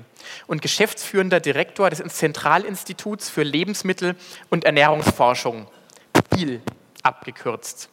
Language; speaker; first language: German; native; German